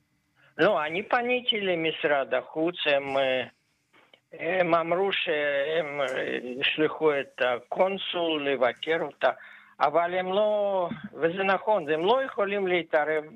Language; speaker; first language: Hebrew; non-native, fluent; Russian